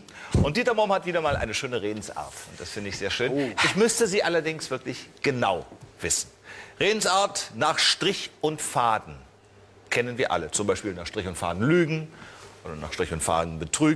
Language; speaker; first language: German; native; German